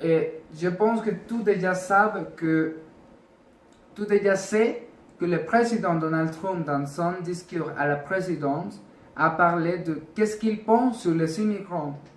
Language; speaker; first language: French; non-native, learner; Spanish